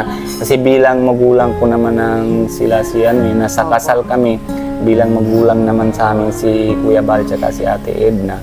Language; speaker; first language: Filipino; non-native, learner; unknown